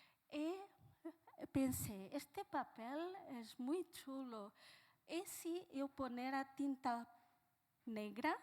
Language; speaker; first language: Spanish; non-native, fluent; Portuguese